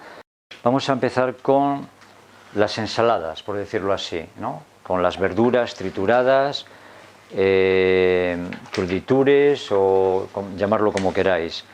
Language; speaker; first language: Spanish; native; Spanish